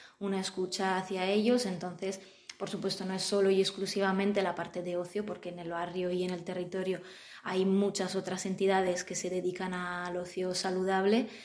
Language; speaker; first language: Spanish; non-native, fluent; Italian